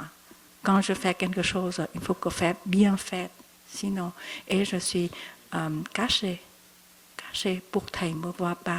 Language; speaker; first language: French; non-native, learner; Vietnamese